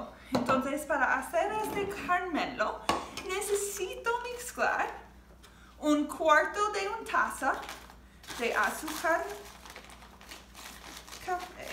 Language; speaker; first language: Spanish; non-native, learner; English